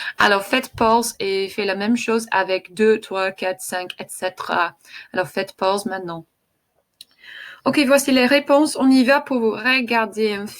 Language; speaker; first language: French; non-native, fluent; English